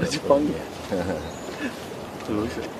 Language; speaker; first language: Chinese; native; Chinese